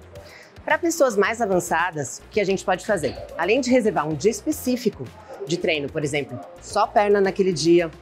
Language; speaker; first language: Portuguese; native; Portuguese